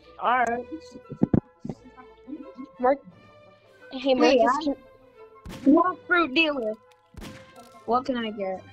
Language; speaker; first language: English; native; English